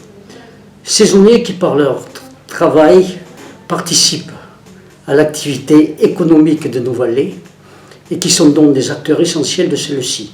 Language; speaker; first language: French; native; French